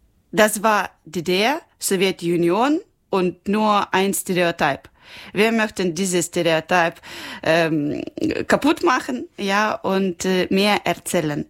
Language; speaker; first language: German; non-native, learner; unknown